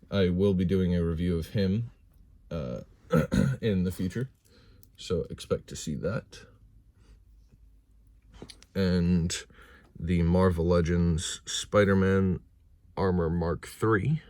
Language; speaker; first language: English; native; English